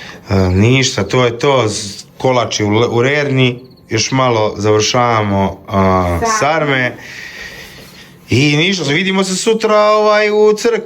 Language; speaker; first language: Croatian; native; Croatian